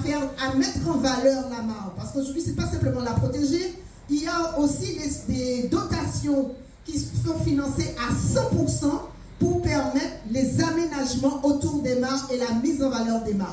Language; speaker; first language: French; native; French